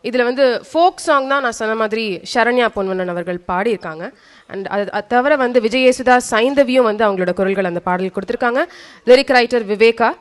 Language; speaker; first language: Tamil; native; Tamil